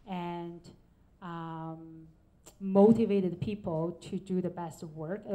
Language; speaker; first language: English; non-native, fluent; Chinese